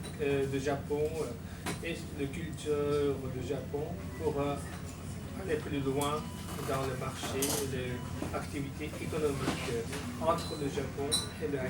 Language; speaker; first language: French; non-native, learner; Japanese